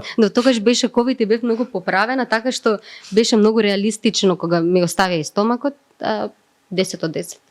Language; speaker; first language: Macedonian; native; Macedonian